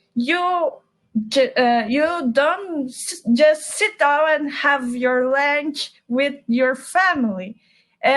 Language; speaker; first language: English; non-native, learner; Portuguese